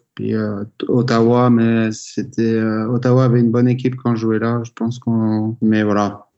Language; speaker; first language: French; native; French